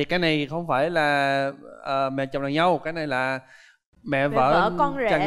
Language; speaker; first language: Vietnamese; non-native, fluent; English